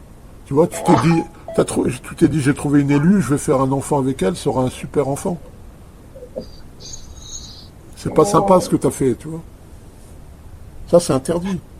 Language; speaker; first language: French; native; French